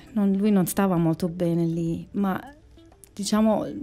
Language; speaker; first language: Italian; non-native, fluent; German